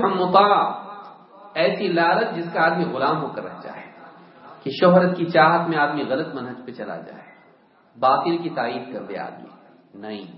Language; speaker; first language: Urdu; native; Urdu